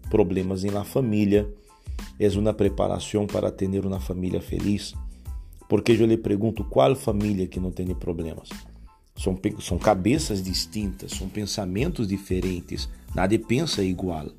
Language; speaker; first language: Portuguese; non-native, learner; Spanish